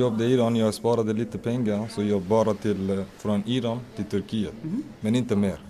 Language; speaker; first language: Swedish; non-native, fluent; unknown